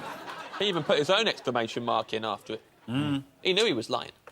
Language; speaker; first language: English; native; English